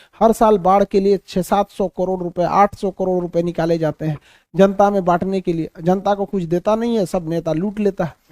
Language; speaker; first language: Hindi; native; Hindi